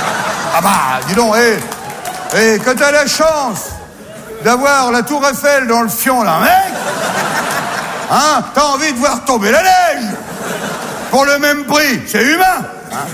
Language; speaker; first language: French; native; French